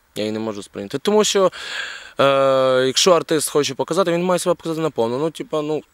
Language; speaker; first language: Ukrainian; native; Ukrainian